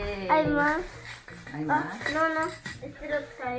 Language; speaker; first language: Spanish; early bilingual, heritage; Spanish